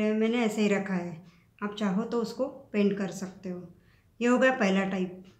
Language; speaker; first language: Hindi; non-native, local second language; Marathi